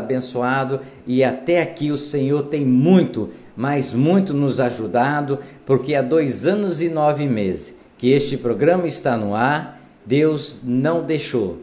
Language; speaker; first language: Portuguese; native; Portuguese